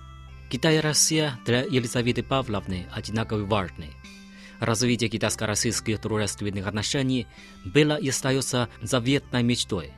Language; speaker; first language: Russian; non-native, fluent; Chinese